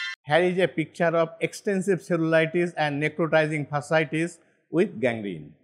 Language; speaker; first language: English; non-native, local second language; Bangla